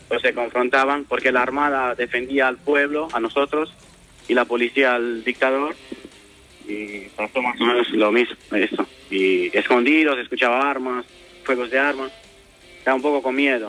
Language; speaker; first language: Spanish; non-native, fluent; Romanian